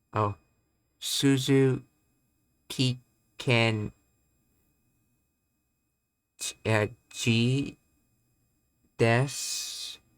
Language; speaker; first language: Japanese; non-native, learner; English